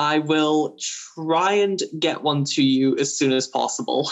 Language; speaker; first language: English; native; English